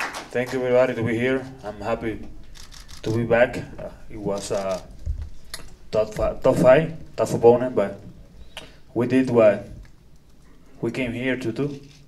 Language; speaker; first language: English; non-native, fluent; Spanish